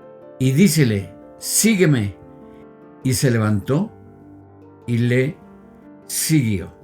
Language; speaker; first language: Spanish; native; Spanish